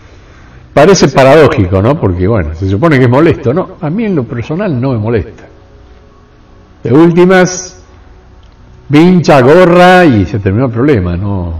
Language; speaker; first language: Spanish; native; Spanish